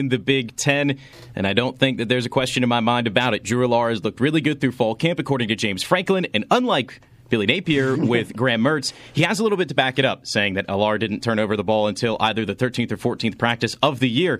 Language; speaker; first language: English; native; English